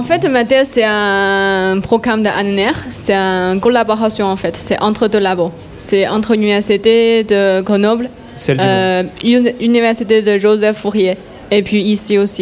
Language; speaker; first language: French; non-native, learner; Chinese